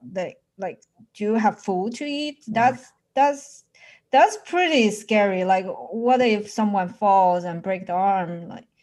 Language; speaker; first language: English; non-native, fluent; Chinese